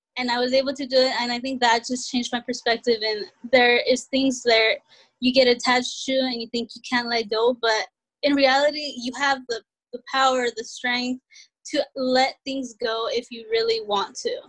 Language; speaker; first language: English; early bilingual, other home language; Spanish